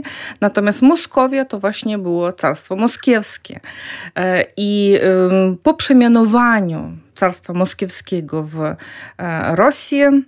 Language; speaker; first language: Polish; non-native, fluent; Ukrainian